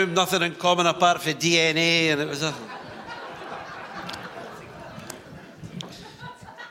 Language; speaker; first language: English; native; English